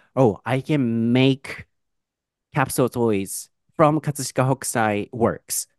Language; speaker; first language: English; non-native, fluent; Japanese